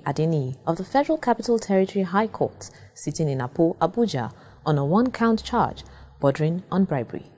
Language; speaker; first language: English; non-native, local second language; Yoruba